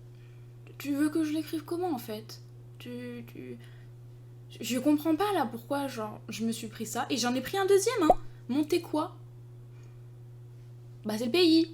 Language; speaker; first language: French; native; French